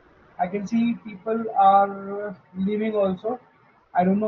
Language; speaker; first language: English; non-native, fluent; Hindi